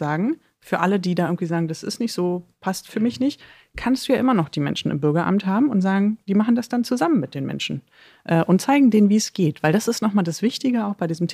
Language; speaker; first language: German; native; German